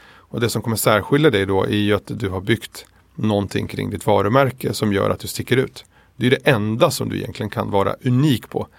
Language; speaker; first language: Swedish; early bilingual, other home language; Spanish